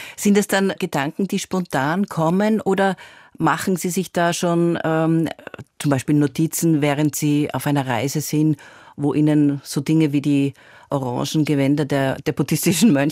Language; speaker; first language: German; native; German